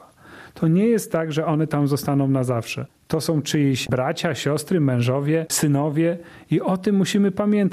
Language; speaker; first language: Polish; native; Polish